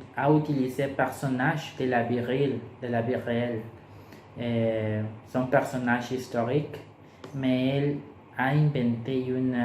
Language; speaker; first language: French; non-native, learner; Spanish